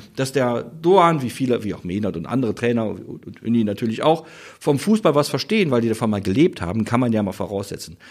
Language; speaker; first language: German; native; German